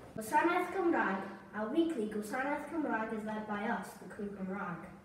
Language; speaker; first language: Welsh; non-native, local second language; English